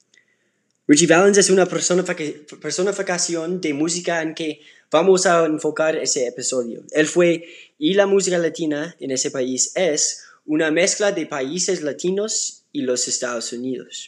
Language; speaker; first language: Spanish; non-native, learner; English